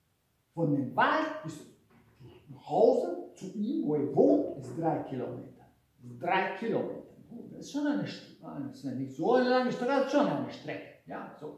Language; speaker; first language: German; non-native, fluent; Hungarian